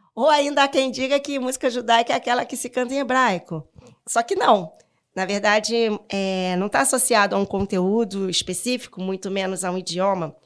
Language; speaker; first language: Portuguese; native; Portuguese